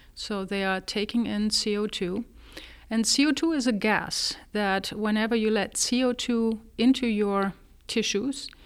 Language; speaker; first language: English; non-native, fluent; German